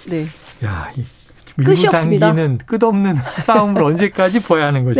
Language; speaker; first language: Korean; native; Korean